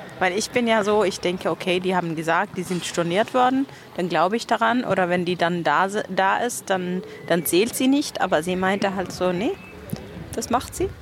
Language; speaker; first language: German; non-native, fluent; Norwegian